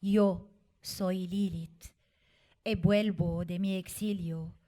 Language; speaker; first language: Spanish; non-native, fluent; Arabic